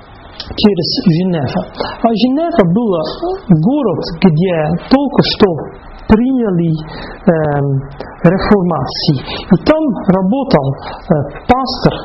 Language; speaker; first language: Russian; non-native, fluent; Dutch